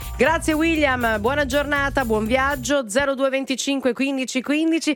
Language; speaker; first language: Italian; native; Italian